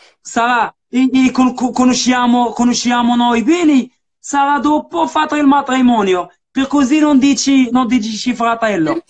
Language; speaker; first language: Italian; non-native, learner; Arabic